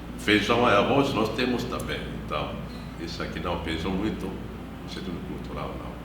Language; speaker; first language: Portuguese; non-native, fluent; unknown